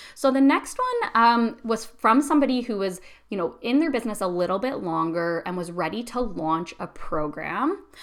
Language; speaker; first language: English; native; English